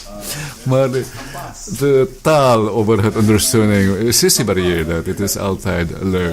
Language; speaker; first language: Dutch; non-native, fluent; Filipino